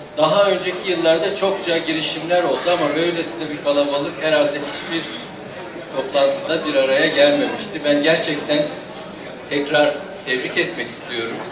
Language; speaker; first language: Turkish; native; Turkish